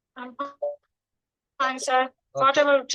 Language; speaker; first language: English; non-native, learner; Bangla